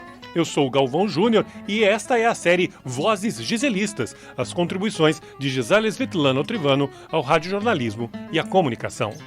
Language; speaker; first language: Portuguese; native; Portuguese